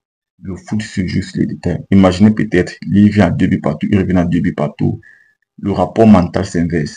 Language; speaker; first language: French; native; French